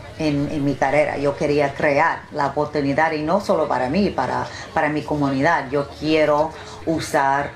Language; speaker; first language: Spanish; early bilingual, heritage; Spanish